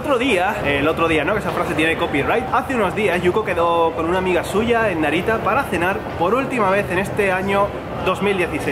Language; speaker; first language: Spanish; native; Spanish